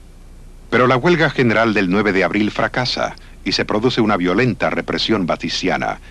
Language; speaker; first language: Spanish; native; Spanish